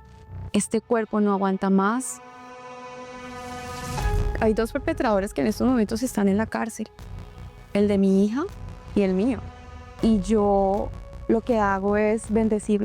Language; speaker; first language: Spanish; native; Spanish